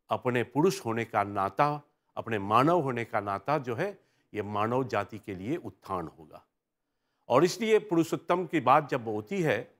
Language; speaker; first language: Hindi; early bilingual, heritage; Hindi